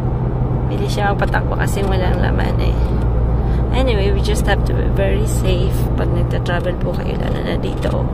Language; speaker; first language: Filipino; native; Filipino